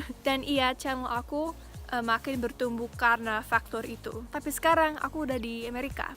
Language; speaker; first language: Indonesian; non-native, fluent; English